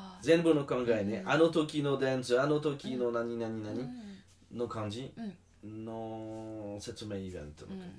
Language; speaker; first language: Japanese; non-native, learner; French